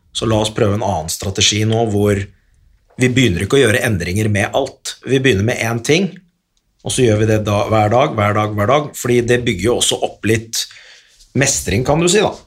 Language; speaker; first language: Norwegian; early bilingual, other home language; Arabic